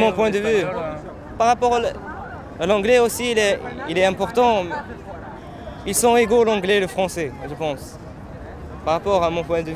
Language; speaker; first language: French; non-native, local second language; Arabic